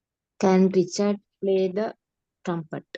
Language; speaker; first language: English; non-native, learner; Tamil